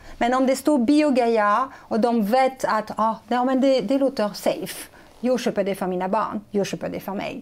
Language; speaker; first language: Swedish; non-native, fluent; French